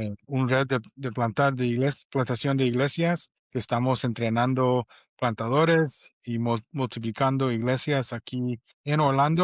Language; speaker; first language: Spanish; non-native, fluent; English